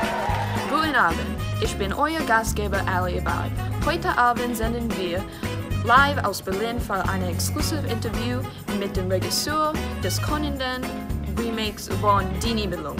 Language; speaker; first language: German; non-native, learner; English